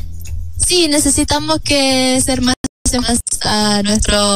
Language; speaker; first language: Spanish; non-native, learner; Korean